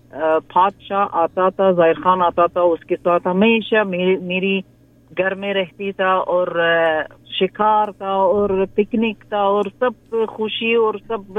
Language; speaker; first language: Hindi; non-native, learner; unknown